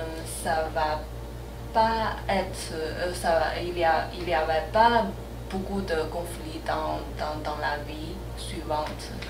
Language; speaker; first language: French; non-native, learner; Chinese